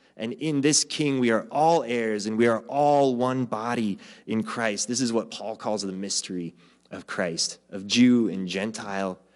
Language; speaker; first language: English; native; English